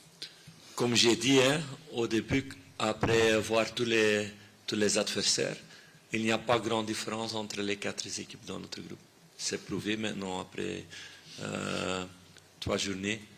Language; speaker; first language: French; non-native, fluent; Dutch